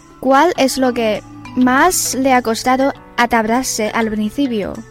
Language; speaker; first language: Spanish; non-native, fluent; Chinese